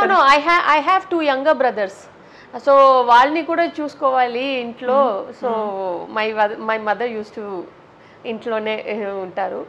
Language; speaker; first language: Telugu; non-native, local second language; Tamil